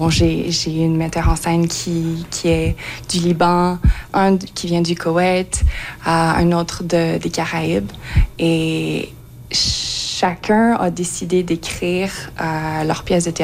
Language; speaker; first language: French; non-native, local second language; English